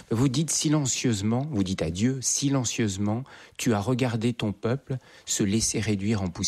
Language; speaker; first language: French; native; French